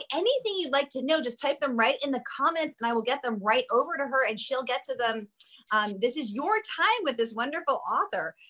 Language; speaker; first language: English; native; English